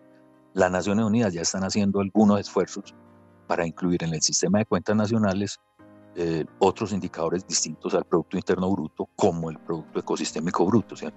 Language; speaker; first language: Spanish; native; Spanish